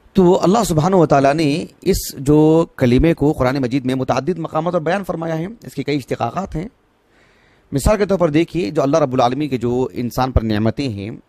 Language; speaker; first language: Urdu; native; Urdu